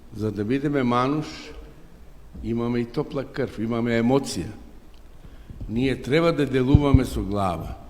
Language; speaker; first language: Macedonian; non-native, local second language; Romany